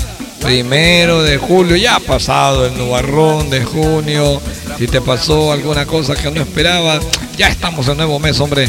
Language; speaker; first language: Spanish; native; Spanish